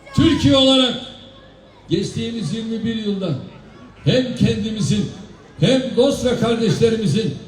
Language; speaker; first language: Turkish; native; Turkish